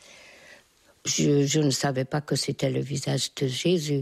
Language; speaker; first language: French; non-native, fluent; Hungarian